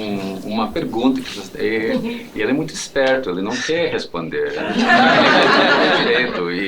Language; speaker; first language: Portuguese; non-native, fluent; English